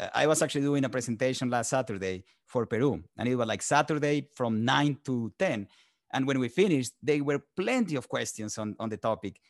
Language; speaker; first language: English; non-native, fluent; Spanish